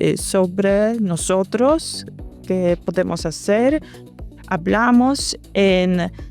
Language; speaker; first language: Spanish; non-native, fluent; Polish